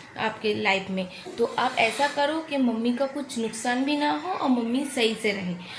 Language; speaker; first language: Hindi; non-native, local second language; Bangla